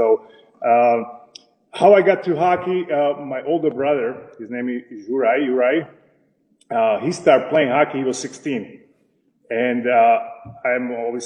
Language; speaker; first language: English; non-native, fluent; Slovak